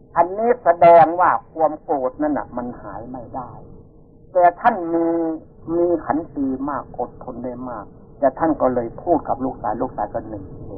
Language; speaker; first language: Thai; non-native, local second language; Northeastern Thai